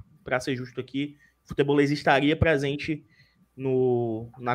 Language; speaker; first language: Portuguese; native; Portuguese